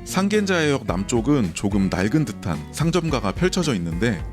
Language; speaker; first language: Korean; native; Korean